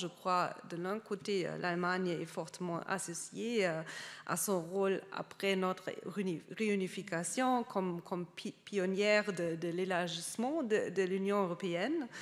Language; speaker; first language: French; non-native, fluent; German